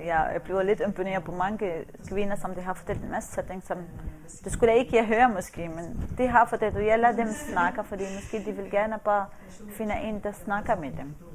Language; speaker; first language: Danish; non-native, fluent; Arabic